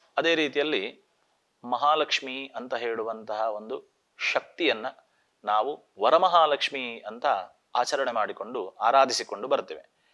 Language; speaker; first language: Kannada; non-native, local second language; Tulu